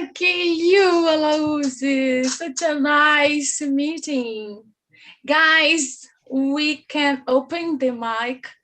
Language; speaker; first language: English; non-native, learner; Portuguese